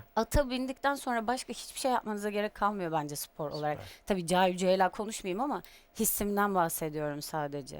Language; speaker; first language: Turkish; native; Turkish